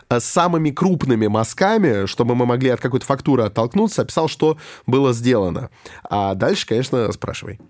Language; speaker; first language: Russian; native; Russian